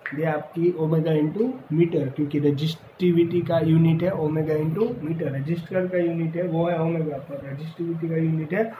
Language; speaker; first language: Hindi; non-native, local second language; Gujarati